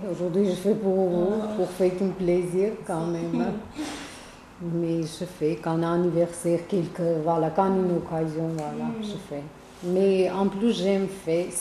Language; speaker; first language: French; non-native, learner; Armenian